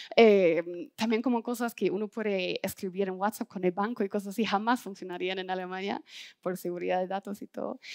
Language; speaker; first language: Spanish; non-native, fluent; German